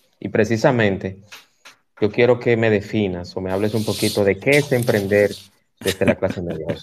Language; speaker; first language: Spanish; native; Spanish